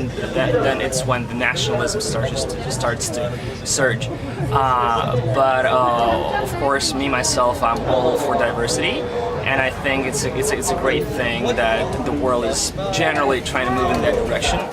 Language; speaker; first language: English; non-native, fluent; Russian